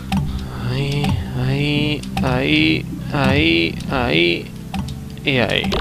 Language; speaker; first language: Spanish; native; Spanish